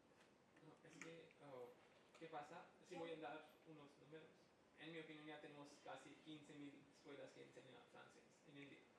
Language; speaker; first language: Spanish; non-native, fluent; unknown